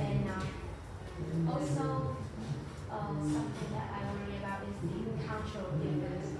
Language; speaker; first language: English; non-native, learner; Vietnamese